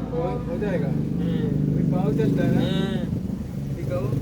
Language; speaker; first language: Hindi; non-native, local second language; Malayalam